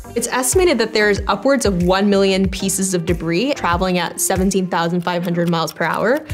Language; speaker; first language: English; native; English